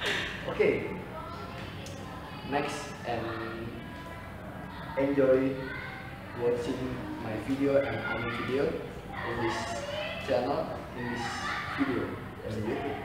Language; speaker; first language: English; non-native, learner; Indonesian